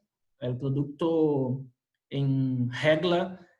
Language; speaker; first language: Spanish; non-native, fluent; Portuguese